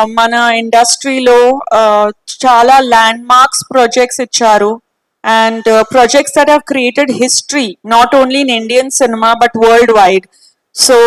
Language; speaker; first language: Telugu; non-native, fluent; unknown